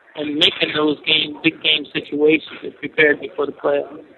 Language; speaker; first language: English; native; English